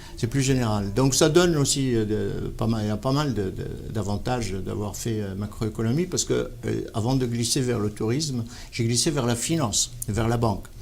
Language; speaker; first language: French; non-native, local second language; Arabic